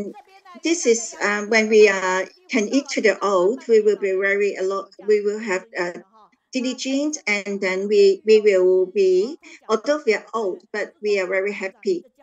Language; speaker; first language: English; non-native, learner; Chinese